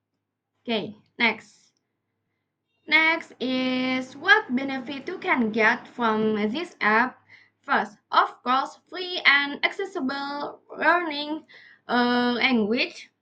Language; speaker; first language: English; non-native, learner; Indonesian